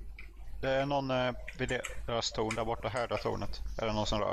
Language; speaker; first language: Swedish; native; Swedish